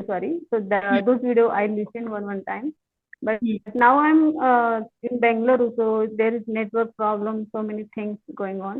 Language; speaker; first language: English; non-native, learner; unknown